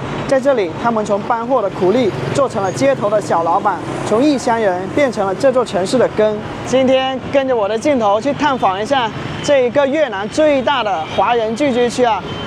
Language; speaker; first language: Chinese; native; Chinese